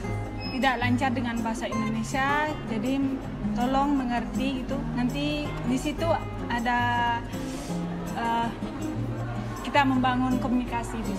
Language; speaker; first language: Indonesian; non-native, fluent; Khmer